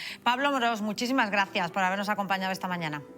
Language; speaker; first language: Spanish; native; Spanish